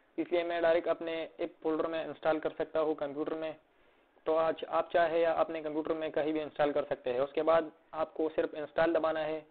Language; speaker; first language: Hindi; native; Hindi